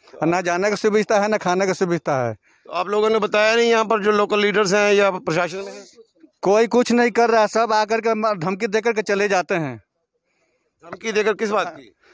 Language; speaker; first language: Hindi; native; Hindi